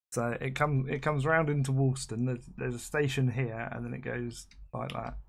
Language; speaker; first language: English; native; English